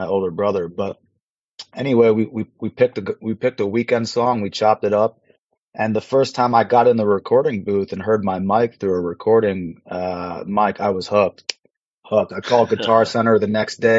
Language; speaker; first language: English; native; English